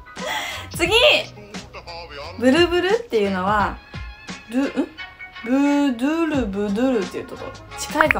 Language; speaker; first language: Japanese; native; Japanese